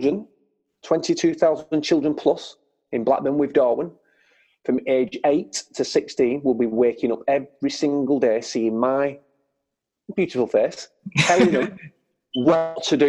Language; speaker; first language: English; native; English